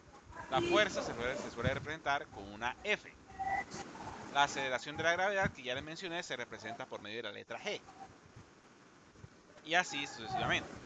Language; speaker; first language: Spanish; native; Spanish